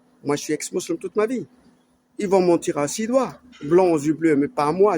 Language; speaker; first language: French; non-native, learner; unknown